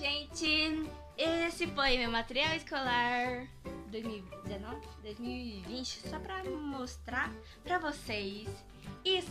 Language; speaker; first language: Portuguese; early bilingual, heritage; Portuguese